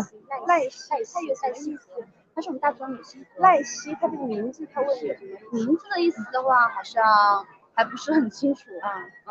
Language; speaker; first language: Chinese; native; Chinese